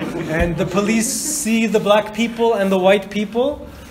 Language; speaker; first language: English; native; English